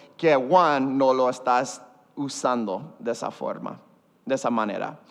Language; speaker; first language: Spanish; early bilingual, heritage; Spanish